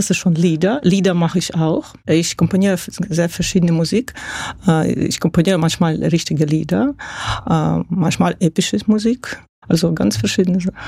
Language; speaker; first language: German; non-native, fluent; Russian